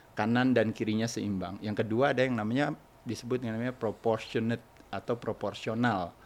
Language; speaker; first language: Indonesian; native; Indonesian